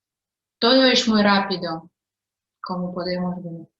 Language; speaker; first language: Spanish; non-native, fluent; Russian